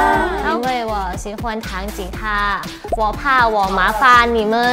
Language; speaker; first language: Chinese; non-native, learner; Thai